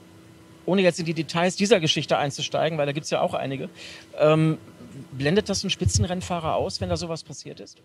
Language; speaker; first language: German; native; German